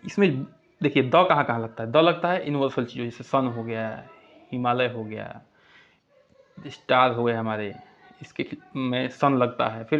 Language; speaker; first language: Hindi; native; Hindi